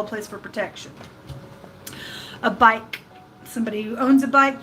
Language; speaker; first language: English; native; English